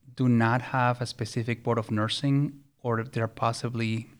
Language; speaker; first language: English; early bilingual, other home language; Spanish